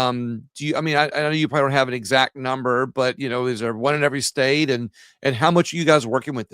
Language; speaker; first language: English; native; English